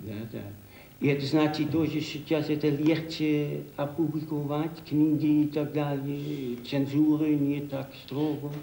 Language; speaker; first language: Russian; non-native, fluent; Dutch